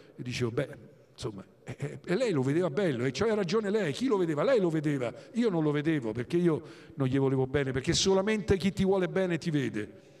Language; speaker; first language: Italian; native; Italian